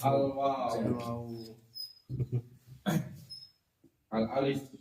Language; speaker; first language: Arabic; non-native, fluent; Indonesian